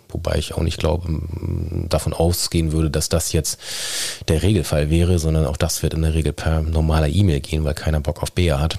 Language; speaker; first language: German; native; German